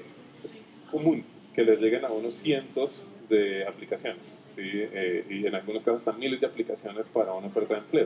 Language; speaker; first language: Spanish; native; Spanish